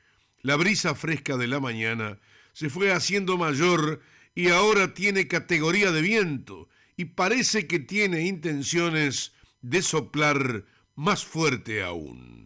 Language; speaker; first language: Spanish; native; Spanish